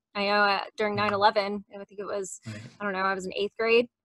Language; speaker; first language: English; native; English